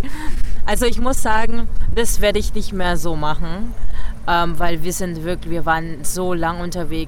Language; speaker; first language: German; early bilingual, other home language; Filipino